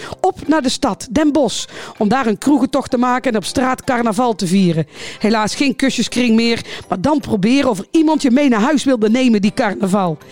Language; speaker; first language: Dutch; native; Dutch